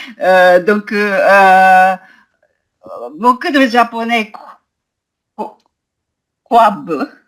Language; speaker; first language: French; non-native, learner; Japanese